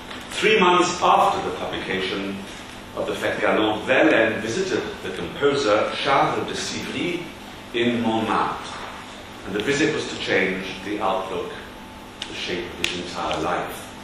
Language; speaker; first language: English; native; English